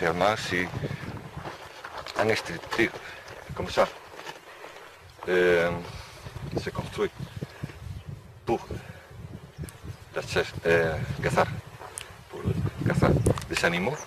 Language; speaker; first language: French; non-native, learner; Spanish